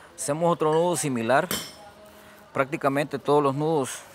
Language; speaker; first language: Spanish; native; Spanish